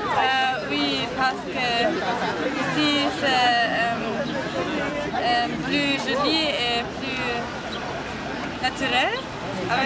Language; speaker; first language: French; non-native, learner; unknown